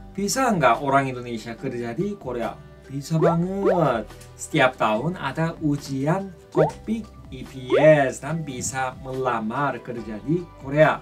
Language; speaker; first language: Indonesian; non-native, fluent; Korean